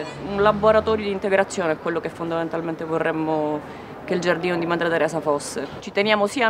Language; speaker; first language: Italian; native; Italian